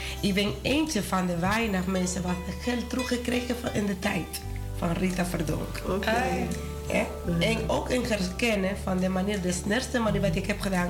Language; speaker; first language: Dutch; non-native, learner; Spanish